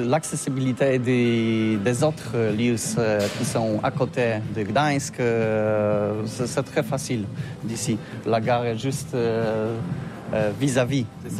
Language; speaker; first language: French; non-native, learner; Polish